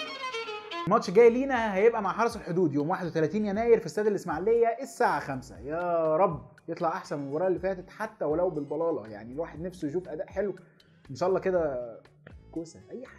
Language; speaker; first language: Arabic; native; Arabic